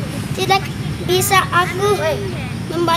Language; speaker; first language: Indonesian; non-native, local second language; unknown